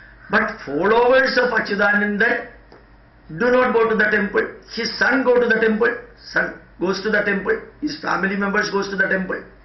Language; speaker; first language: English; non-native, local second language; Malayalam